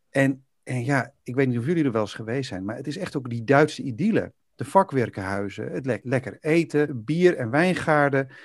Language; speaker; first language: Dutch; native; Dutch